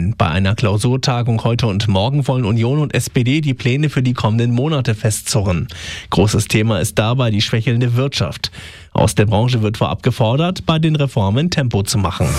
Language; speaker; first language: German; native; German